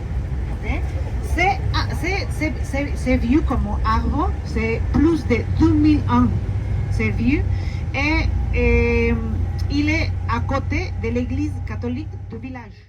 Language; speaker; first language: French; non-native, fluent; Spanish